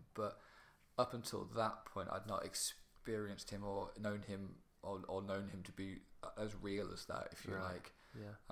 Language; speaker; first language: English; native; English